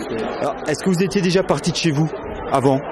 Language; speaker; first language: French; native; French